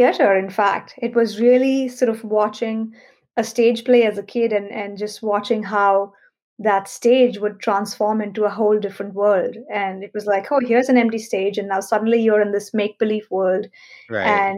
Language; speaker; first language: English; non-native, local second language; Hindi